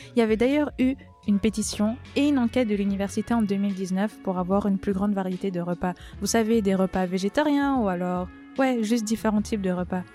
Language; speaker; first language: French; native; French